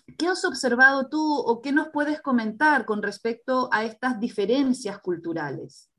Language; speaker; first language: Spanish; native; Spanish